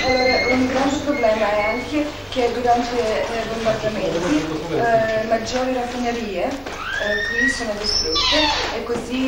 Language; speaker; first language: Italian; non-native, fluent; Serbian